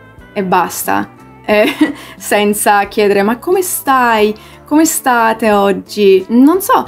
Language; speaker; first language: Italian; early bilingual, heritage; English